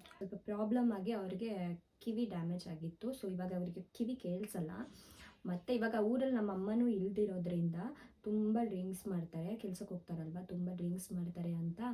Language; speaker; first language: Kannada; native; Kannada